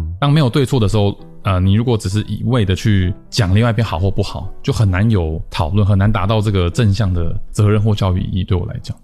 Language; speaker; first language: Chinese; native; Chinese